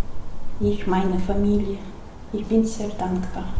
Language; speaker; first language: German; non-native, learner; Chechen